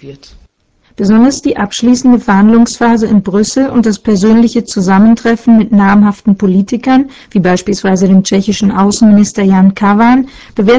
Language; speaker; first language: German; native; German